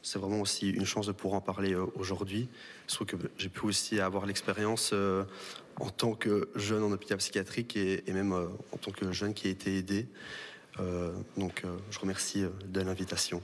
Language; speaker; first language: French; native; French